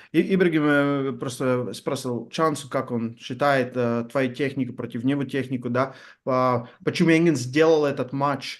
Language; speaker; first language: Russian; non-native, learner; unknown